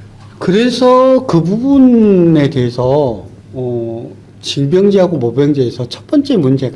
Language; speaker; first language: Korean; native; Korean